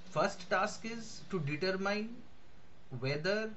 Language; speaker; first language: English; non-native, local second language; Bangla